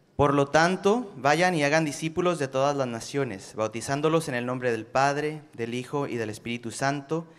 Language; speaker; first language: Spanish; early bilingual, heritage; Spanish